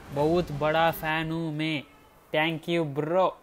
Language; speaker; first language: Hindi; non-native, local second language; Kannada